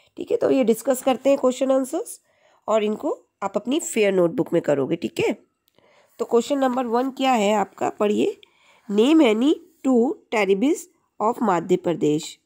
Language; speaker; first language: Hindi; native; Hindi